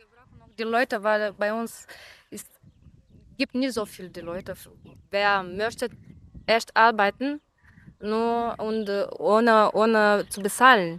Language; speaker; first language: German; non-native, learner; Romanian